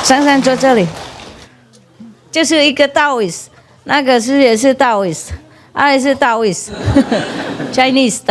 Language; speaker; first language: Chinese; non-native, fluent; Vietnamese